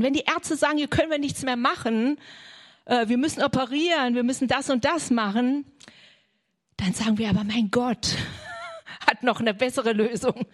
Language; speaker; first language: German; native; German